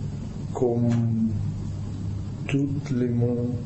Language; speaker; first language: French; non-native, learner; Russian